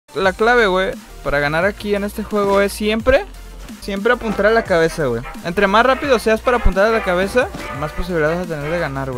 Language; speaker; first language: Spanish; native; Spanish